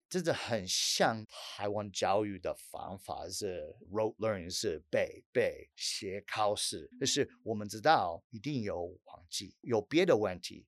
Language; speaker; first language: Chinese; non-native, fluent; English